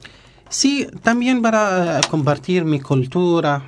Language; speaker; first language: Spanish; non-native, learner; Arabic